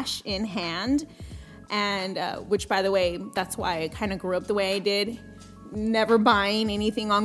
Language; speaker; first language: English; early bilingual, other home language; Spanish